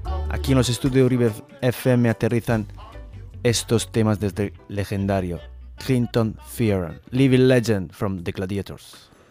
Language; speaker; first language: Spanish; native; Spanish